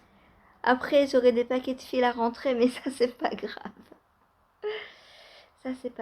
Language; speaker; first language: French; native; French